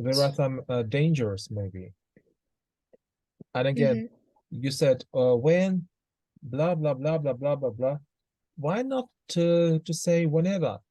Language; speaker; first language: English; non-native, fluent; Russian